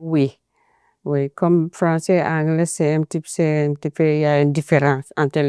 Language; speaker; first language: French; non-native, fluent; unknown